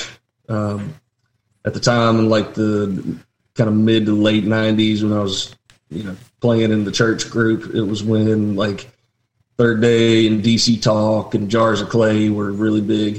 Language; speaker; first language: English; native; English